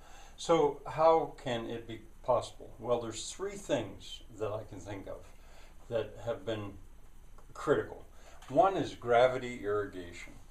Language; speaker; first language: English; native; English